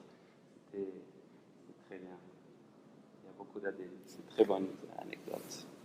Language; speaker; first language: French; non-native, fluent; Spanish